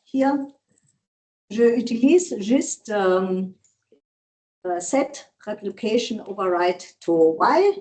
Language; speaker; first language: French; non-native, learner; German